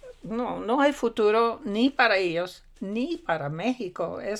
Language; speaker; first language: Spanish; non-native, fluent; English